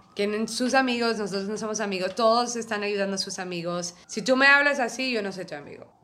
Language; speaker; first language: Spanish; early bilingual, heritage; Spanish